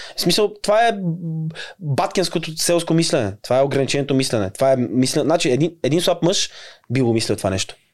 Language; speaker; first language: Bulgarian; native; Bulgarian